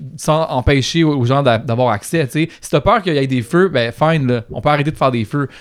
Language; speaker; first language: French; native; French